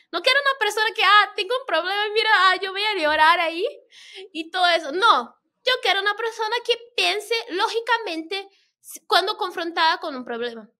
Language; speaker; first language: Spanish; non-native, fluent; Portuguese